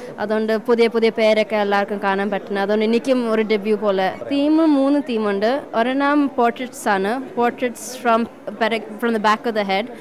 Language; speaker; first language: Malayalam; early bilingual, heritage; Malayalam